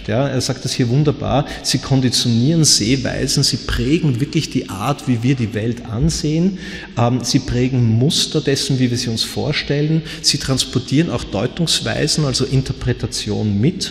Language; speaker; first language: German; native; German